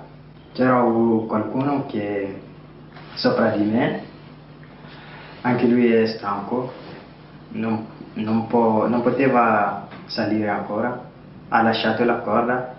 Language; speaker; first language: Italian; non-native, learner; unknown